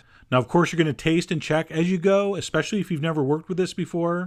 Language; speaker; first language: English; native; English